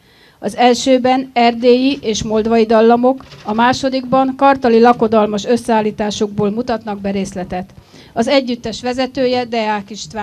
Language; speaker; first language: Hungarian; native; Hungarian